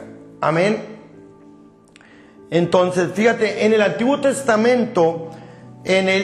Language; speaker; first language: Spanish; native; Spanish